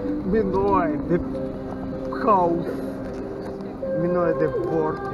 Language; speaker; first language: English; non-native, learner; Russian